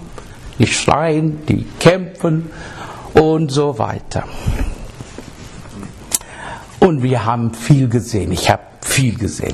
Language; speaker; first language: German; non-native, learner; English